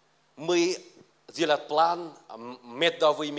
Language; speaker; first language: Russian; non-native, learner; Vietnamese